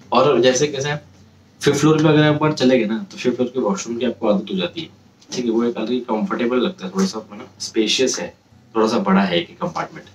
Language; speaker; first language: Hindi; native; Hindi